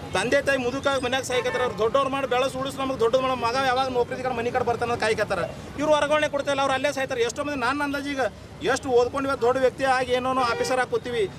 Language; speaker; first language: Kannada; native; Kannada